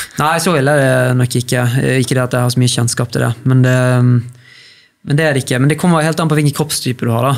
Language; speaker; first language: Norwegian; native; Norwegian